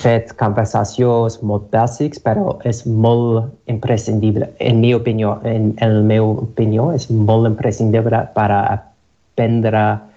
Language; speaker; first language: Catalan; non-native, learner; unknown